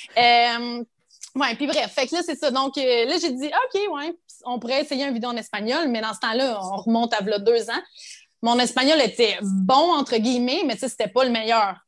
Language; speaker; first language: French; native; French